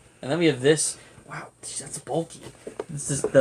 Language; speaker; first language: English; native; English